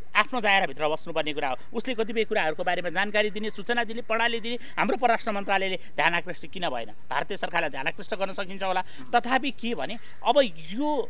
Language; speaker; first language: Nepali; native; Nepali